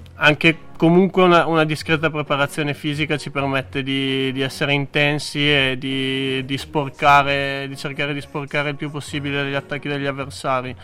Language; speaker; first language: Italian; native; Italian